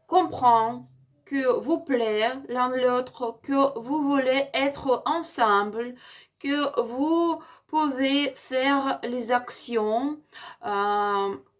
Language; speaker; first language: French; non-native, learner; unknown